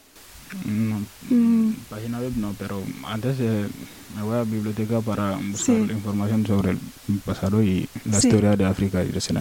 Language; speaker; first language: Spanish; non-native, learner; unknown